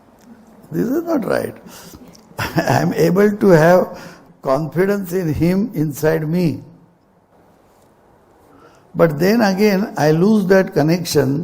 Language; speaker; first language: English; non-native, local second language; Marathi